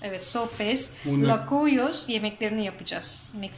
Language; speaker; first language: Turkish; native; Turkish